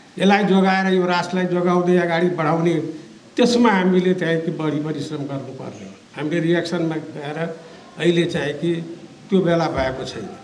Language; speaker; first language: Nepali; non-native, local second language; Maithili